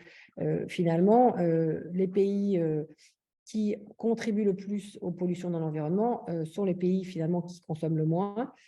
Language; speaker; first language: French; native; French